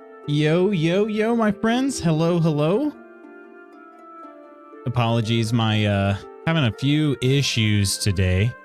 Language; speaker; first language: English; native; English